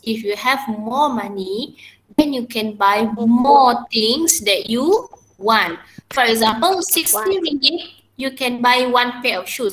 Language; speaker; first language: English; non-native, local second language; Malay